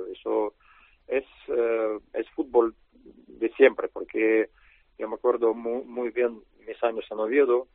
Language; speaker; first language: Spanish; non-native, learner; Russian